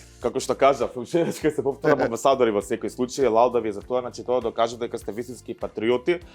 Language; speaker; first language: Macedonian; native; Macedonian